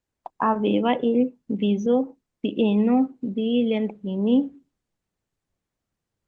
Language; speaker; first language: Italian; non-native, learner; Urdu